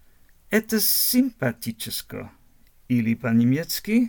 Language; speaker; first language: Russian; non-native, learner; German